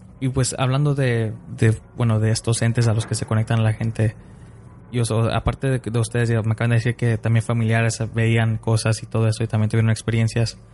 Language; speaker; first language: Spanish; early bilingual, heritage; Spanish